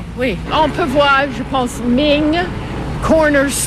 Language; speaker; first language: French; non-native, fluent; English